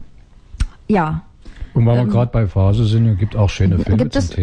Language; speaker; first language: German; native; German